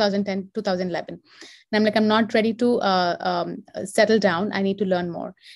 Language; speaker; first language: English; non-native, local second language; Telugu